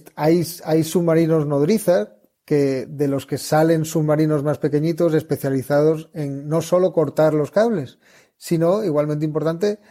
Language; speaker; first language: Spanish; native; Spanish